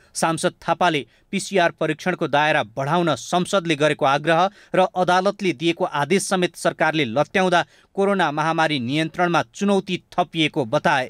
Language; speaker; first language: Nepali; native; Nepali